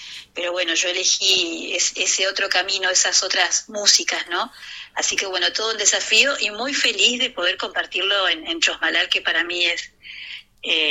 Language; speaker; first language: Spanish; native; Spanish